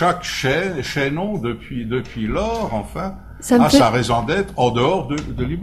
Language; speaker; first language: French; native; French